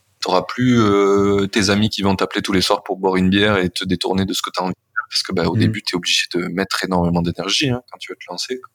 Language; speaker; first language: French; native; French